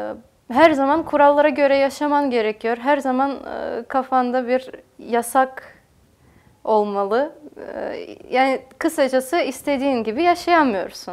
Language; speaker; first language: Turkish; non-native, fluent; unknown